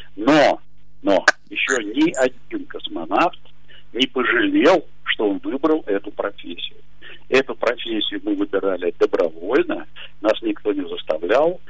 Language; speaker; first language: Russian; native; Russian